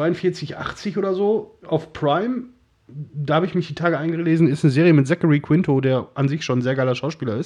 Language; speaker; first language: German; native; German